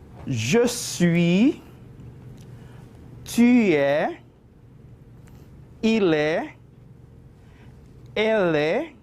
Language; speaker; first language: French; non-native, fluent; Spanish